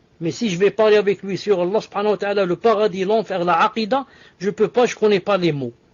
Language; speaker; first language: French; non-native, local second language; Arabic